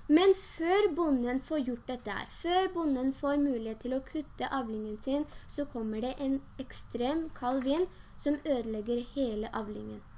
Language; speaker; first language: Norwegian; early bilingual, other home language; Urdu